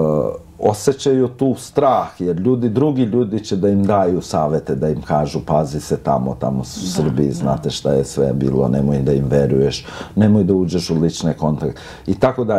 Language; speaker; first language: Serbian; non-native, local second language; Albanian